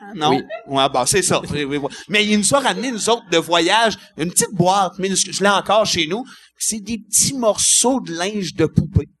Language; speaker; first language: French; native; French